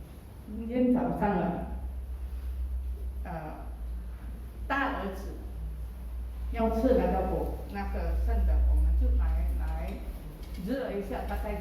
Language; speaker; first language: Chinese; early bilingual, heritage; Chinese